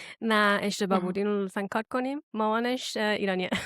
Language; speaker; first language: Persian; early bilingual, heritage; Persian